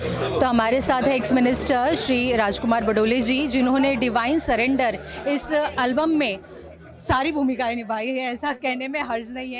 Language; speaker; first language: Hindi; native; Hindi